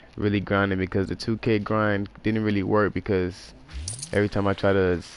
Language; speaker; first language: English; native; English